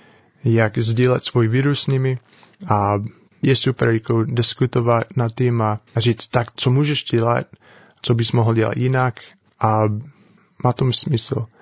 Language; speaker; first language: Czech; non-native, fluent; English